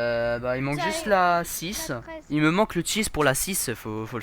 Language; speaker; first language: French; native; French